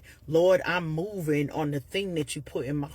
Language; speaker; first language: English; native; English